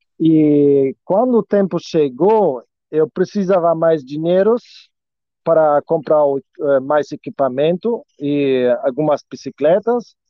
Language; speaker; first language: Portuguese; non-native, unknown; German